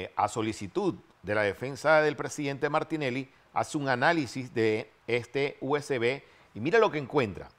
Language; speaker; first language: Spanish; native; Spanish